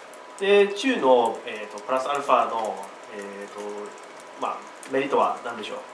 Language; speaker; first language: Japanese; non-native, learner; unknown